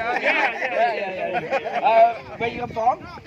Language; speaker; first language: English; non-native, learner; Thai